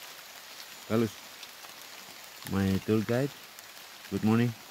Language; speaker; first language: English; non-native, learner; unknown